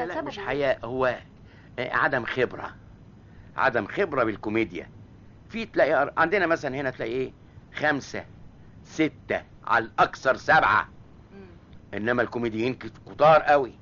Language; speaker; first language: Arabic; native; Arabic